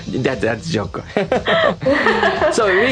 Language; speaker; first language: English; non-native, learner; Japanese